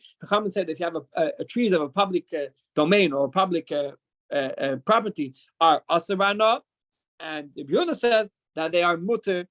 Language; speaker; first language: English; non-native, fluent; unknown